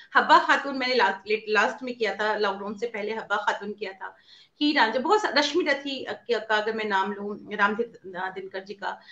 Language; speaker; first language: Hindi; native; Hindi